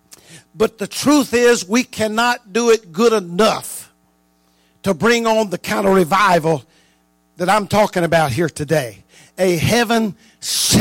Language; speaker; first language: English; native; English